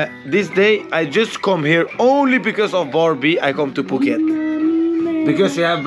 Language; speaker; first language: English; non-native, learner; Portuguese